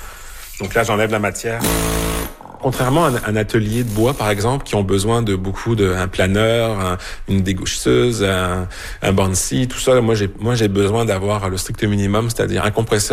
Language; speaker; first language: French; native; French